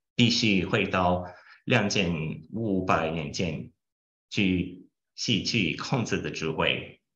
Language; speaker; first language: Chinese; non-native, fluent; Portuguese